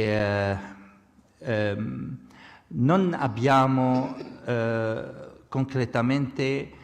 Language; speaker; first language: Italian; non-native, fluent; Arabic